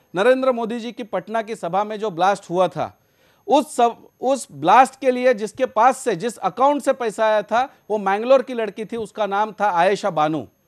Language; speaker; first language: Hindi; native; Hindi